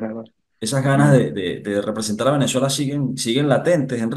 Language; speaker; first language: Spanish; native; Spanish